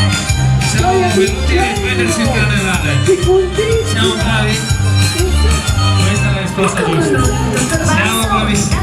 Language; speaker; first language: Italian; native; Italian